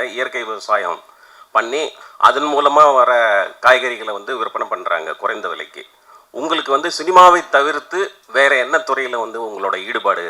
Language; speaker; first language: Tamil; native; Tamil